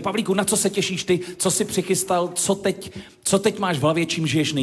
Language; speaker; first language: Czech; native; Czech